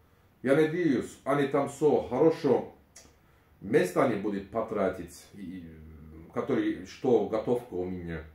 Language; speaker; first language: Russian; non-native, learner; Turkish